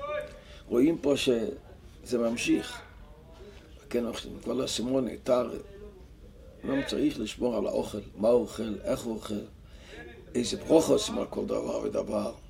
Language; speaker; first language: Hebrew; non-native, local second language; Yiddish